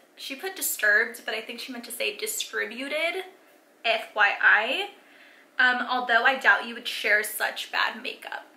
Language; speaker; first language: English; early bilingual, other home language; Spanish